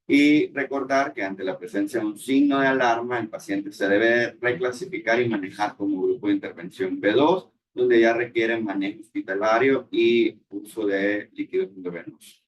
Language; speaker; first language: Spanish; native; Spanish